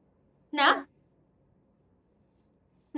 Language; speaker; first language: Malay; native; Malay